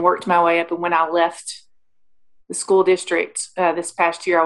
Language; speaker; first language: English; native; English